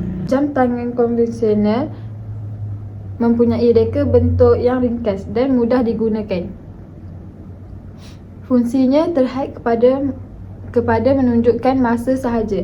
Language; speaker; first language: Malay; native; Malay